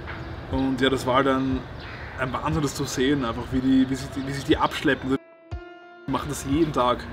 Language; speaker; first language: German; native; German